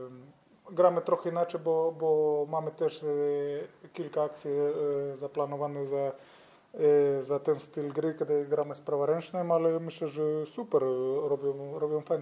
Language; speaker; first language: Polish; non-native, learner; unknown